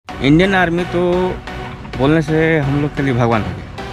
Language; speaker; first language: Hindi; non-native, local second language; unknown